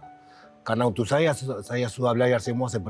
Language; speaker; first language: Indonesian; non-native, learner; Spanish